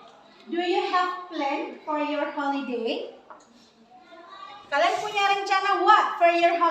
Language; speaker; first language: English; non-native, learner; Indonesian